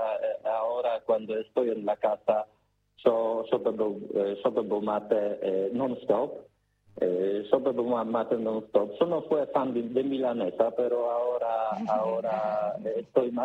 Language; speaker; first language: Spanish; non-native, learner; Polish